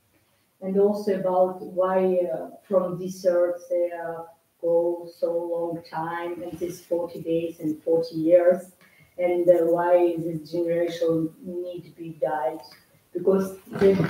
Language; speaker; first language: English; non-native, learner; Russian